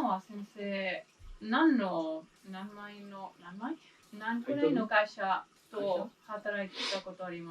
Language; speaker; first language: Japanese; non-native, learner; English